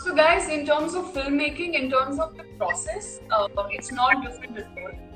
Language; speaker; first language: English; non-native, local second language; Hindi